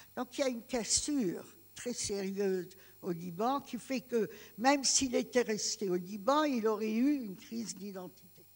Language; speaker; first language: French; non-native, local second language; Greek